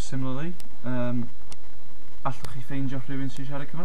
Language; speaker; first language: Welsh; non-native, local second language; English